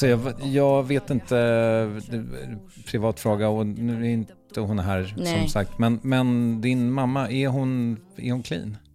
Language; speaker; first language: Swedish; native; Swedish